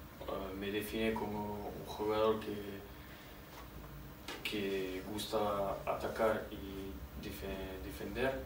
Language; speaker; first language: Spanish; non-native, learner; French